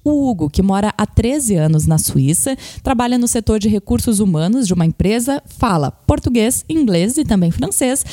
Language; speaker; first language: Portuguese; native; Portuguese